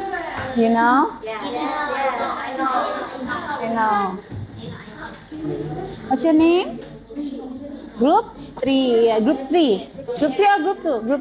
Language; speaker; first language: English; non-native, learner; Indonesian